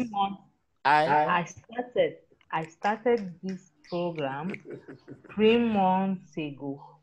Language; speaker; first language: English; non-native, learner; French